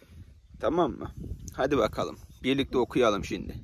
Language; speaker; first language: Turkish; native; Turkish